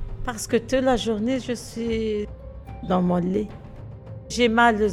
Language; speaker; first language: French; non-native, learner; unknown